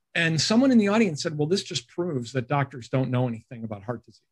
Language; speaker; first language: English; native; English